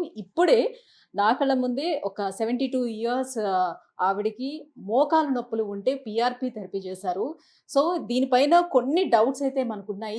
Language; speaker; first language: Telugu; native; Telugu